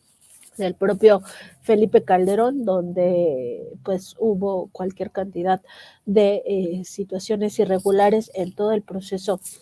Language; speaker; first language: Spanish; native; Spanish